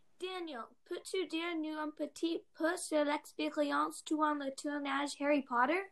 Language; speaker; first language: French; non-native, learner; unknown